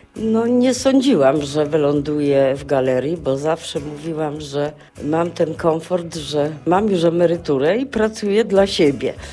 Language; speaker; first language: Polish; native; Polish